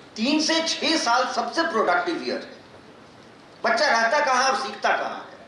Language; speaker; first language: Hindi; non-native, local second language; Magahi